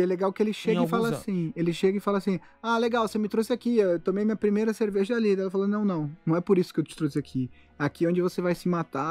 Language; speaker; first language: Portuguese; native; Portuguese